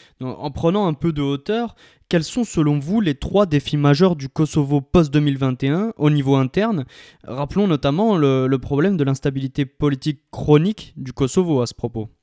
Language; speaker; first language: French; native; French